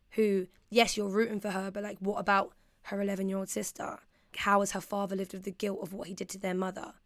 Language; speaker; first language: English; native; English